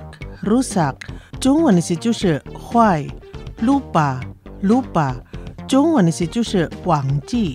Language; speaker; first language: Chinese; early bilingual, heritage; Chinese